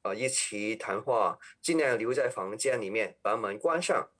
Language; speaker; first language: Chinese; non-native, local second language; Cantonese